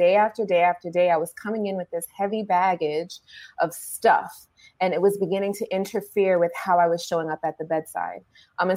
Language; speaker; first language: English; native; English